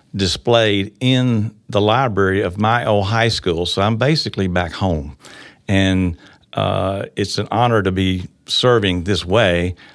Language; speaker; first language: English; native; English